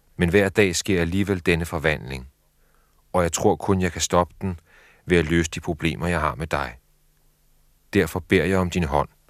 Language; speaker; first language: Danish; native; Danish